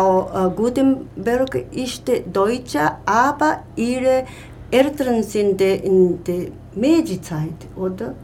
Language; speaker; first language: German; non-native, learner; Japanese